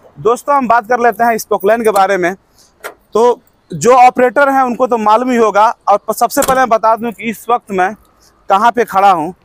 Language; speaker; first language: Hindi; native; Hindi